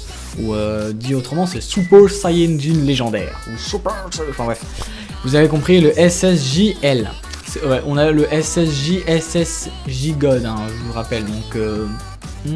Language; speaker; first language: French; native; French